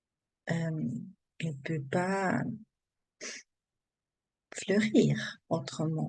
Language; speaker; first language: French; non-native, learner; German